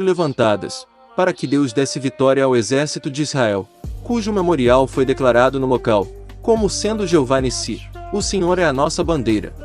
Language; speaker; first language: Portuguese; native; Portuguese